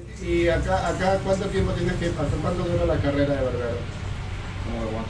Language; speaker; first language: Spanish; native; Spanish